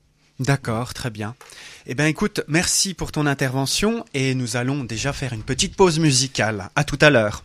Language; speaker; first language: French; native; French